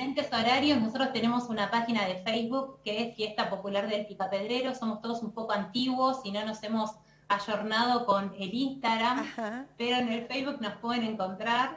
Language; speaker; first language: Spanish; native; Spanish